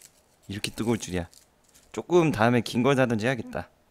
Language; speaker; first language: Korean; native; Korean